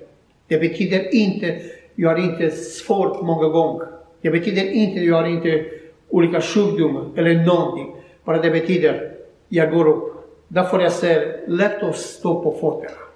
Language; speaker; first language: Swedish; non-native, learner; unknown